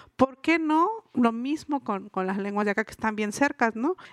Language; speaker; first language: Spanish; non-native, local second language; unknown